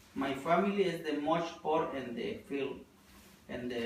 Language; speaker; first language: English; non-native, learner; Spanish